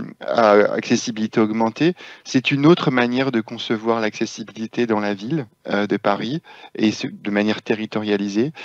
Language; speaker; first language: French; native; French